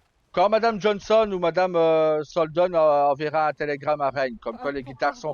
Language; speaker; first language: French; native; French